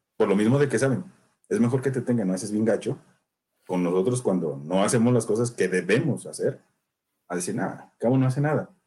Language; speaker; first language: Spanish; native; Spanish